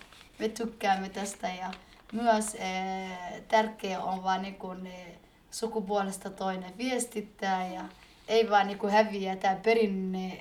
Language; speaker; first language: Finnish; early bilingual, other home language; Somali